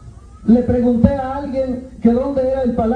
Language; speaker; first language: Spanish; native; Spanish